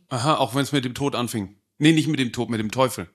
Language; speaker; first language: German; native; German